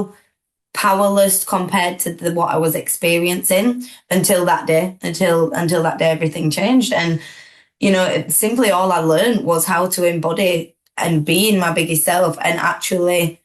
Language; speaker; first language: English; native; English